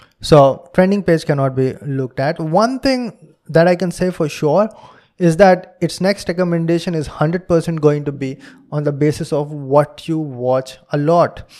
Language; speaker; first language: English; non-native, local second language; Hindi